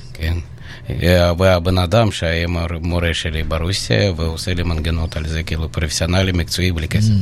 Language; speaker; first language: Hebrew; non-native, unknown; Russian